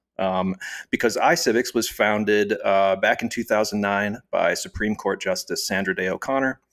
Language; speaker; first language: English; native; English